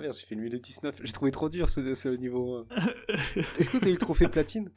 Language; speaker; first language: French; native; French